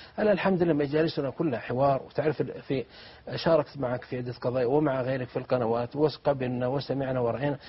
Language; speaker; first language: Arabic; native; Arabic